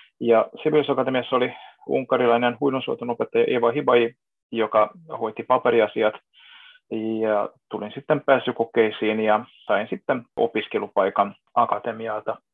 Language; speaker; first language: Finnish; non-native, fluent; Hungarian